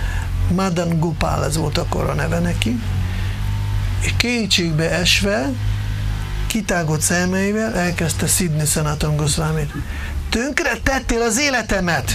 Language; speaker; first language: Hungarian; non-native, fluent; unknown